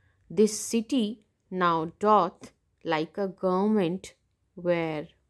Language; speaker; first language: English; non-native, local second language; Bangla